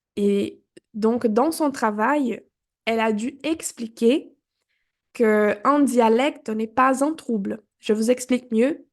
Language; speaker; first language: French; non-native, fluent; Portuguese